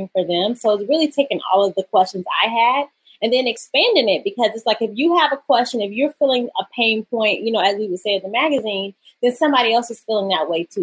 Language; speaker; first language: English; native; English